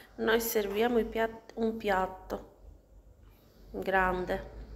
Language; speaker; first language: Italian; non-native, learner; Arabic